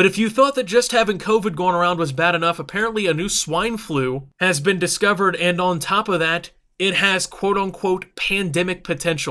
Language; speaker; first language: English; native; English